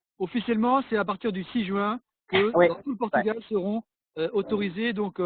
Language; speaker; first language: French; native; French